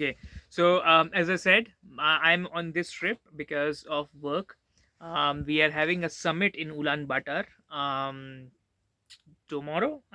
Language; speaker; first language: English; non-native, local second language; Hindi